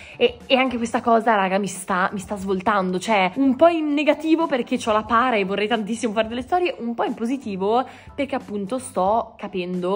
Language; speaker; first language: Italian; native; Italian